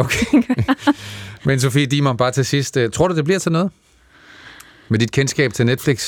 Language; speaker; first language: Danish; native; Danish